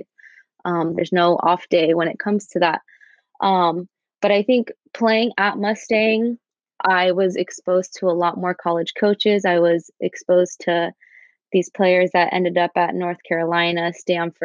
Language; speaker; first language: English; native; English